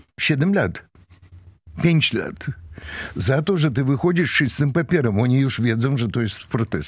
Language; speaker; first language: Polish; non-native, fluent; Russian